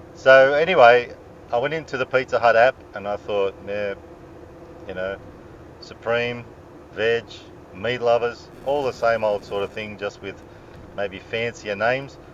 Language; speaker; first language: English; native; English